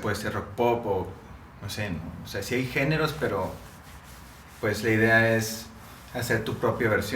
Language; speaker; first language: Spanish; native; Spanish